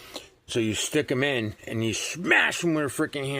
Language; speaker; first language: English; native; English